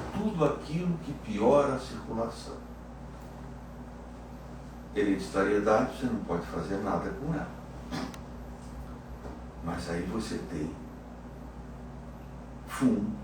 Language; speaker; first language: Portuguese; native; Portuguese